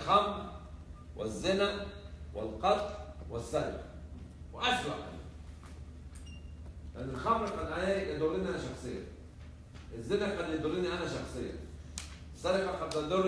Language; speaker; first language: Arabic; native; Arabic